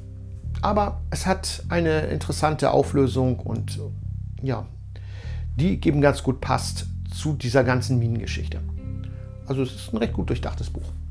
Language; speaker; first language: German; native; German